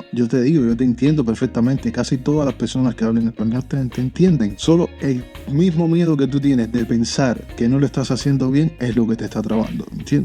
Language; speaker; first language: Spanish; native; Spanish